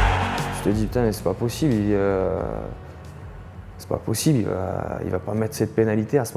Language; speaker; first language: French; native; French